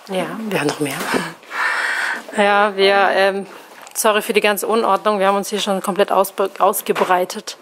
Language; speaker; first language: German; native; German